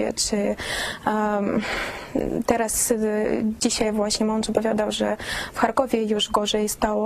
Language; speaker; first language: Polish; non-native, fluent; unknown